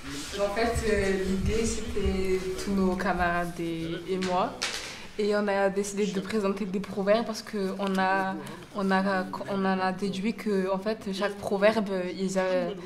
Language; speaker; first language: French; early bilingual, other home language; Arabic